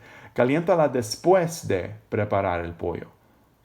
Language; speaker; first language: Spanish; non-native, fluent; English